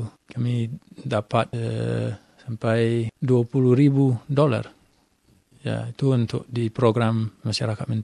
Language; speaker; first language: Indonesian; non-native, fluent; English